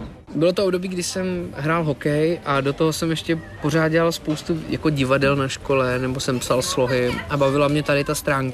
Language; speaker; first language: Czech; native; Czech